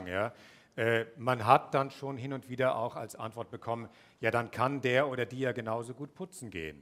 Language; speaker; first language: German; native; German